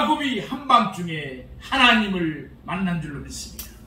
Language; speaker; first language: Korean; native; Korean